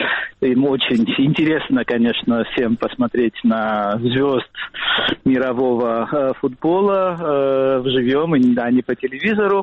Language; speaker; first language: Russian; non-native, fluent; Georgian